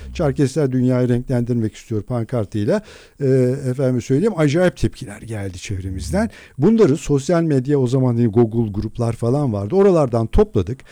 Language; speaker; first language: Turkish; non-native, local second language; Adyghe